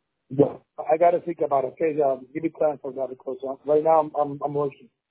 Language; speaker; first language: English; non-native, learner; Spanish